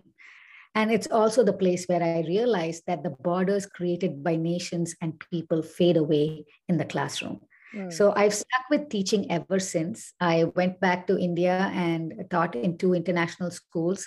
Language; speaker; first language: English; non-native, local second language; Tamil